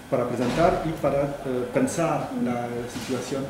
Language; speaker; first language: Spanish; non-native, fluent; French